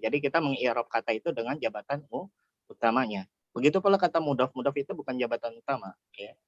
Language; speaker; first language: Indonesian; native; Indonesian